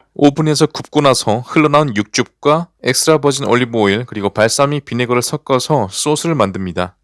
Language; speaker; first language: Korean; native; Korean